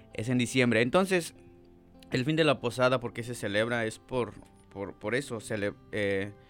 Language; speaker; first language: Spanish; native; Spanish